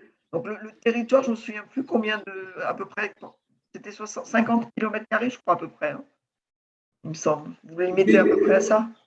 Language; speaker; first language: French; native; French